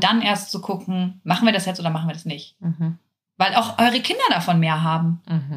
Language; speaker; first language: German; native; German